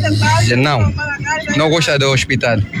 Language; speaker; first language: Portuguese; non-native, learner; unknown